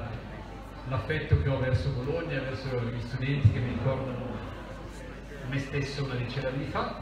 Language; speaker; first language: Italian; native; Italian